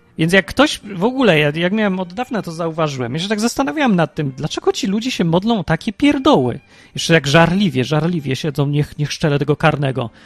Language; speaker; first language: Polish; early bilingual, heritage; Polish